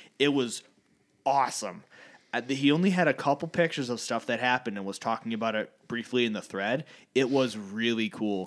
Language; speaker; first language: English; native; English